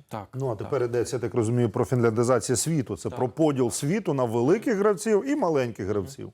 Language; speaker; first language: Ukrainian; native; Ukrainian